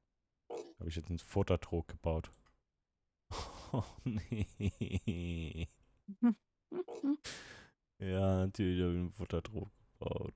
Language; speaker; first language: German; native; German